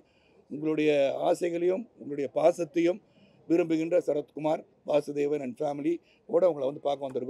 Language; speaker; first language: Tamil; native; Tamil